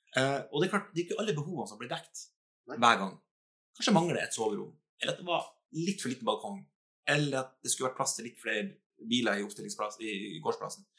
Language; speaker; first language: Norwegian; native; Norwegian